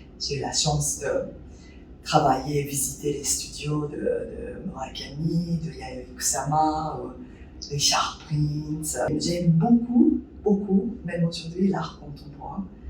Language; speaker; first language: French; non-native, fluent; Japanese